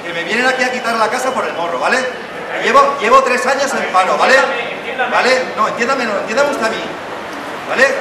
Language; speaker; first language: Spanish; native; Spanish